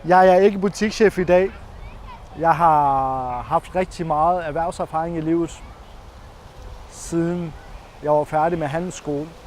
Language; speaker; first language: Danish; non-native, fluent; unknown